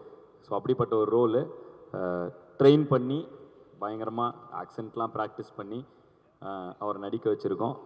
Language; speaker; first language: Tamil; native; Tamil